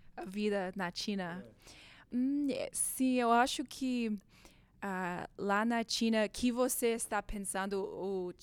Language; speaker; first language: Portuguese; non-native, learner; English